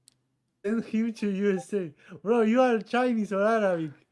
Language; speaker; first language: English; non-native, learner; Portuguese